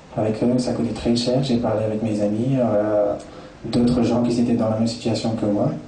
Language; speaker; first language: French; non-native, fluent; Persian